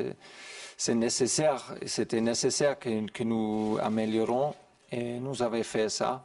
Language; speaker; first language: French; non-native, learner; German